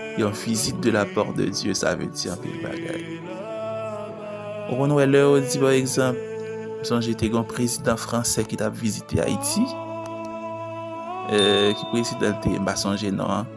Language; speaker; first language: French; non-native, learner; Haitian Creole